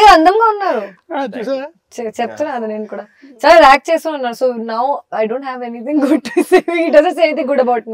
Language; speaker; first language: Telugu; non-native, local second language; Hindi